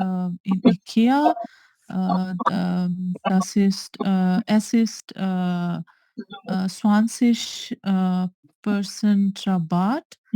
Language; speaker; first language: German; non-native, learner; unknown